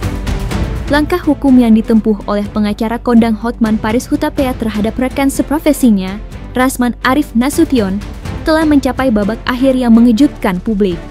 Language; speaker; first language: Indonesian; native; Indonesian